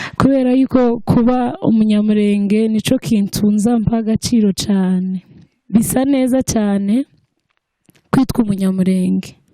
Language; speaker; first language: Kinyarwanda; early bilingual, heritage; Kinyarwanda